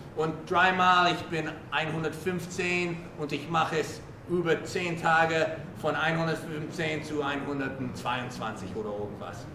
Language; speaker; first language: German; non-native, learner; English